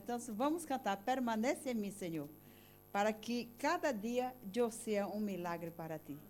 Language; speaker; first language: Portuguese; non-native, learner; Spanish